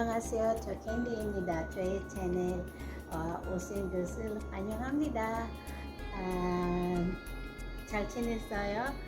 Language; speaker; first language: Korean; non-native, learner; Cebuano